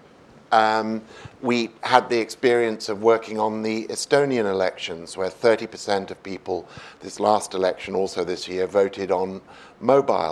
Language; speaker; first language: English; native; English